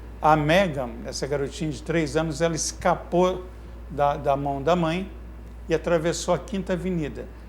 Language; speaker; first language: Portuguese; native; Portuguese